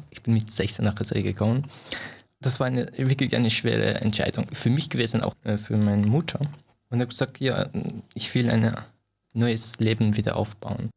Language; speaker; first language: German; non-native, fluent; Persian